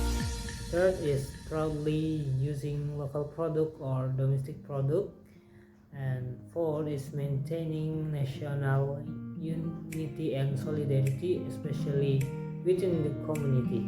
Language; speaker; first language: English; non-native, learner; Indonesian